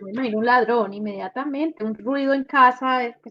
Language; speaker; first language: Spanish; native; Spanish